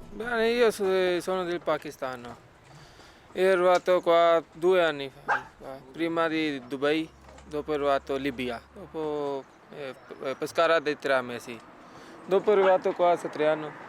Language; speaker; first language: Italian; non-native, learner; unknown